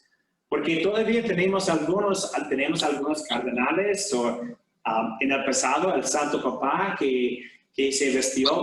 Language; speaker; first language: Spanish; non-native, fluent; English